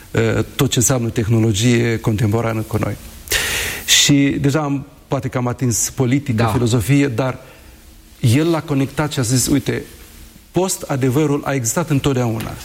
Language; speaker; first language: Romanian; native; Romanian